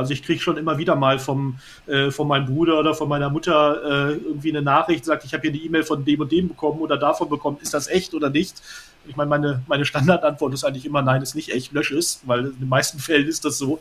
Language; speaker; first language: German; native; German